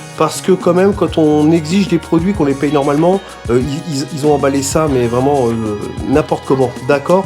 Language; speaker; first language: French; native; French